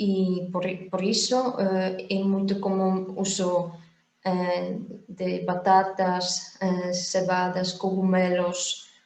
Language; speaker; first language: Portuguese; non-native, fluent; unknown